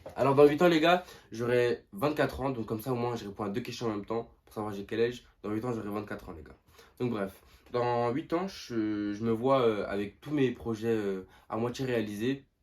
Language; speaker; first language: French; early bilingual, other home language; Portuguese